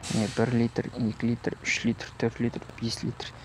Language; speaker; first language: Russian; non-native, local second language; Kazakh